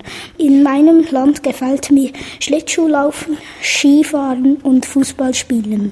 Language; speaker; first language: German; early bilingual, other home language; English